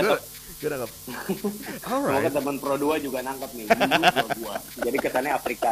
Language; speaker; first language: Indonesian; native; Indonesian